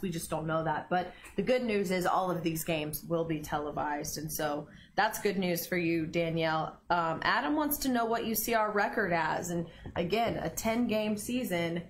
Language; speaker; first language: English; native; English